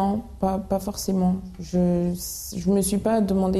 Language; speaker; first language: French; native; French